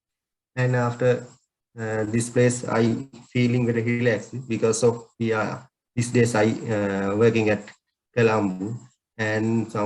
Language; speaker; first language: English; non-native, learner; Sinhala